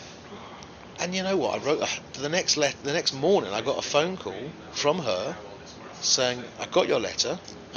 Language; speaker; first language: English; native; English